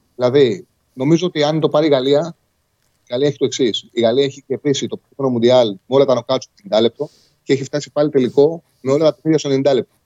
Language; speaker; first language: Greek; native; Greek